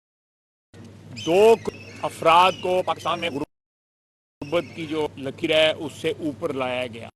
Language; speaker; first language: Urdu; non-native, local second language; Punjabi